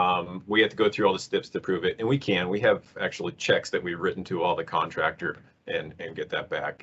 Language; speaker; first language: English; native; English